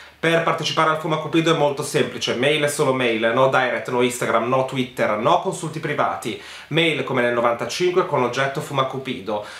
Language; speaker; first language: Italian; native; Italian